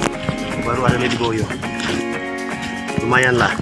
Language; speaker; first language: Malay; non-native, local second language; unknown